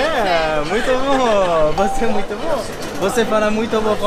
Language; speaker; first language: Portuguese; non-native, learner; French